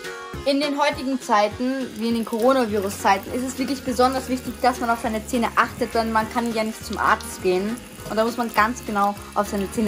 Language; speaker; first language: German; native; German